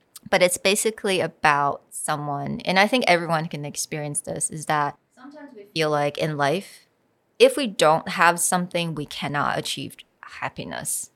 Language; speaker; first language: English; non-native, fluent; Chinese